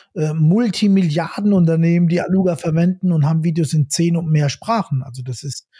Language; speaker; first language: German; native; German